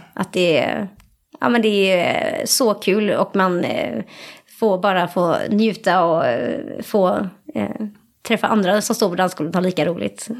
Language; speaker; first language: Swedish; native; Swedish